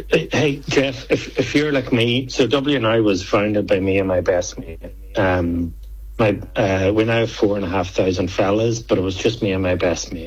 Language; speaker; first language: English; native; English